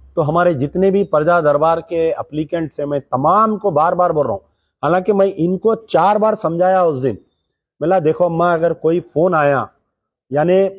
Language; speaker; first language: Hindi; non-native, local second language; Urdu